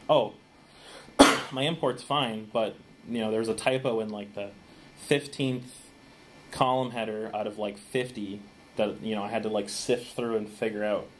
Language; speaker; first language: English; native; English